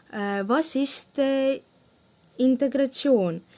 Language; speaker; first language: German; non-native, learner; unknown